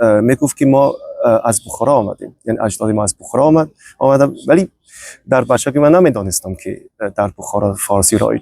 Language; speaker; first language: Persian; non-native, fluent; Chinese